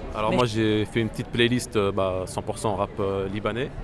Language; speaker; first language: French; non-native, local second language; Arabic